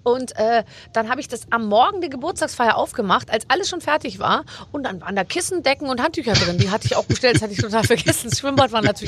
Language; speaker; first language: German; native; German